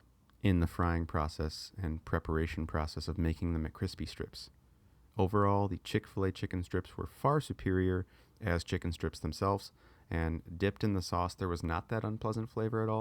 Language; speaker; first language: English; native; English